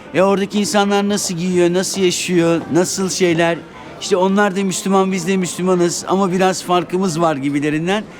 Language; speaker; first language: Turkish; native; Turkish